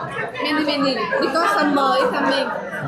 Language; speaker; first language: English; non-native, learner; Vietnamese